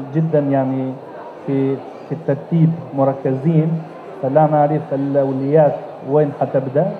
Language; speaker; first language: Arabic; non-native, fluent; Albanian